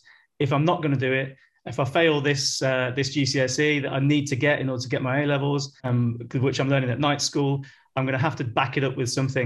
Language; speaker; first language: English; native; English